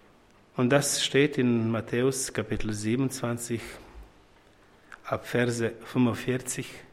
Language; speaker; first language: German; non-native, fluent; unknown